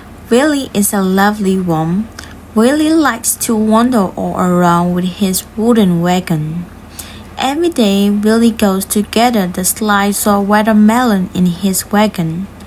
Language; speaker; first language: English; non-native, fluent; Burmese